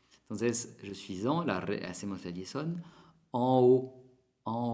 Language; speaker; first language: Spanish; non-native, fluent; French